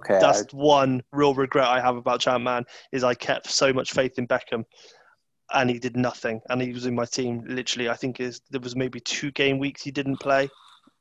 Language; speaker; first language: English; native; English